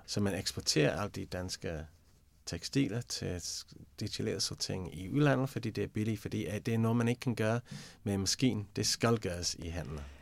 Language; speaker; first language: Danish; non-native, fluent; English